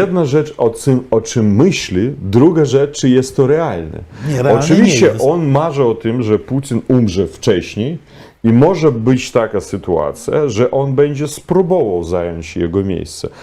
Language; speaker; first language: Polish; non-native, fluent; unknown